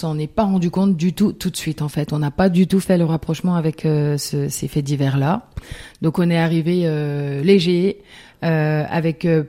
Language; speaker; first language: French; native; French